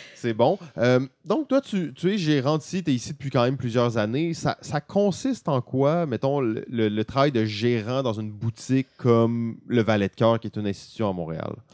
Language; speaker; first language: French; native; French